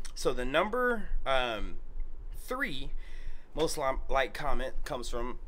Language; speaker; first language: English; native; English